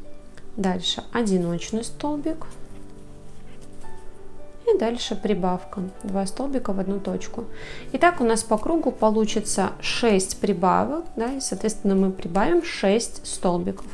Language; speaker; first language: Russian; native; Russian